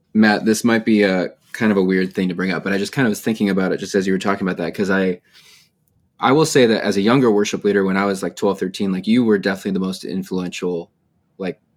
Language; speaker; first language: English; native; English